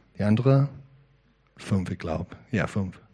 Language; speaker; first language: German; non-native, learner; English